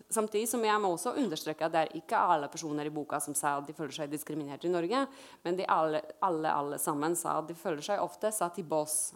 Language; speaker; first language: Norwegian; non-native, fluent; Polish